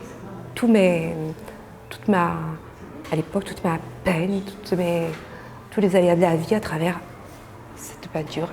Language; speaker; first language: French; native; French